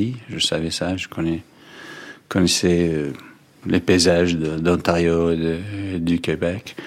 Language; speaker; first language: French; non-native, fluent; Danish